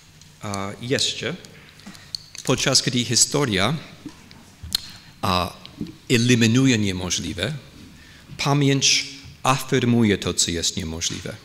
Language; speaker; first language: Polish; non-native, fluent; English